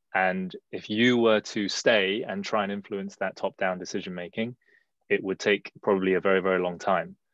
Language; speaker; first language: English; early bilingual, other home language; Chinese